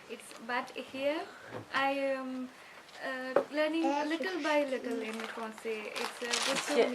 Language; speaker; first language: English; non-native, learner; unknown